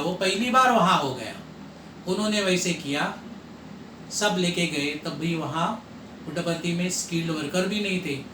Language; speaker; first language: Hindi; non-native, local second language; Marathi